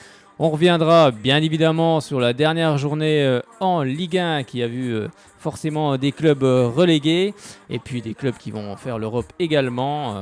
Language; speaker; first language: French; native; French